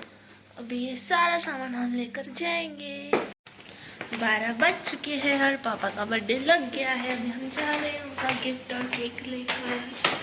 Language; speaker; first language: Hindi; native; Hindi